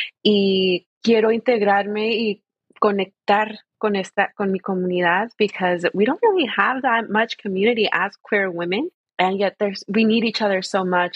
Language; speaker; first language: English; early bilingual, other home language; Spanish